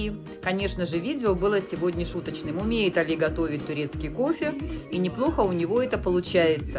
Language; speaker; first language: Russian; native; Russian